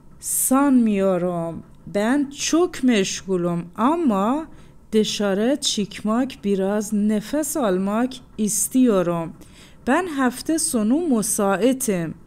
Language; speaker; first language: Turkish; non-native, fluent; Persian